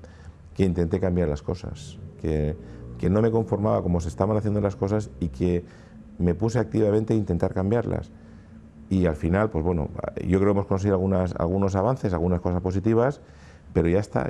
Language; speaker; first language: Spanish; native; Spanish